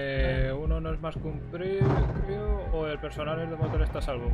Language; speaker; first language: Spanish; native; Spanish